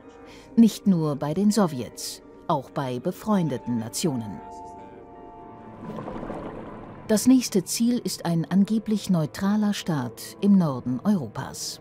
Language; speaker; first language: German; native; German